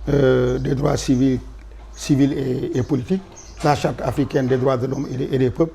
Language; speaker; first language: French; non-native, local second language; Wolof